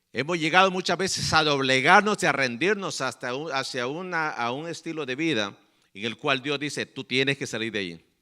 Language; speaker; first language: Spanish; native; Spanish